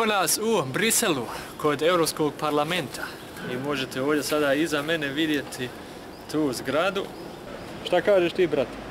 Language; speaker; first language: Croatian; early bilingual, heritage; Croatian